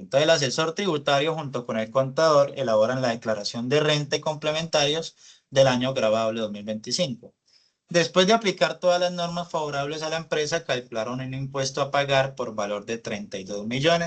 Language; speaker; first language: Spanish; native; Spanish